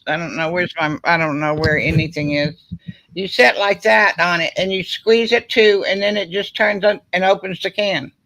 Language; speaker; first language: English; native; English